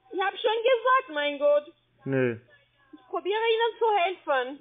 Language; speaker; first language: German; non-native, fluent; French